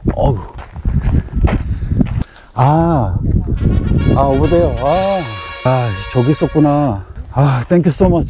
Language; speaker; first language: Korean; native; Korean